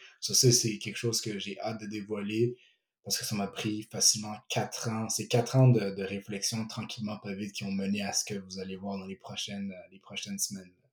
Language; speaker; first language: French; early bilingual, other home language; Ewe